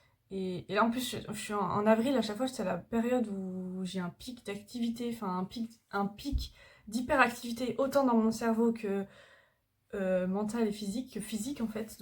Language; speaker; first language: French; native; French